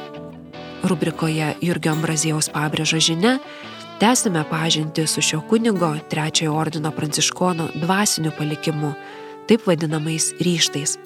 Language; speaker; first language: Lithuanian; native; Lithuanian